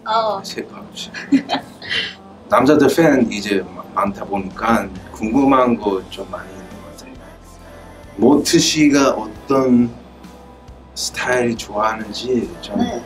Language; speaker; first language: Korean; early bilingual, heritage; Korean